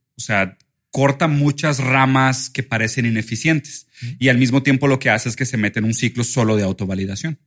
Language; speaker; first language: Spanish; early bilingual, other home language; Portuguese